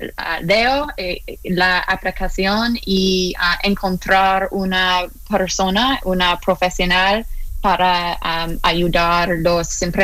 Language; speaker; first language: Spanish; non-native, learner; English